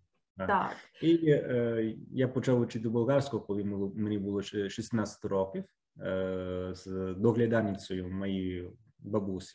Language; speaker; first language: Ukrainian; non-native, fluent; Italian